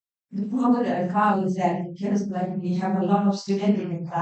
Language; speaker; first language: English; non-native, learner; Thai